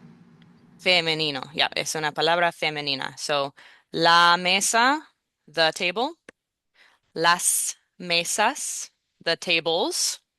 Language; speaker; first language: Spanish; non-native, fluent; English